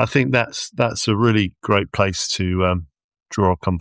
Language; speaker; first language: English; native; English